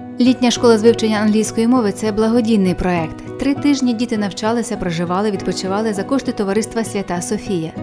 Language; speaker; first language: Ukrainian; native; Ukrainian